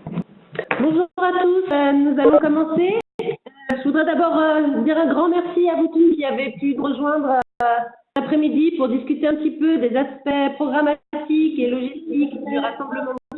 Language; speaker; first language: French; native; French